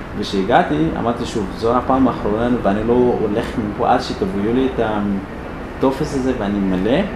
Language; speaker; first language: Hebrew; non-native, fluent; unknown